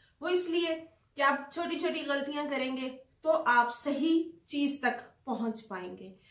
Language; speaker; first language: Urdu; native; Urdu